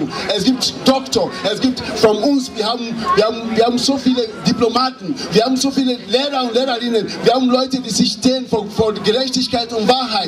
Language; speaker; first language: German; non-native, fluent; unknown